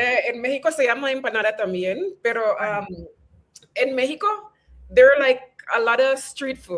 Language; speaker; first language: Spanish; non-native, fluent; English